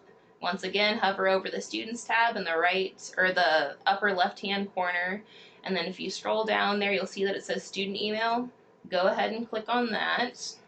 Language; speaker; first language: English; native; English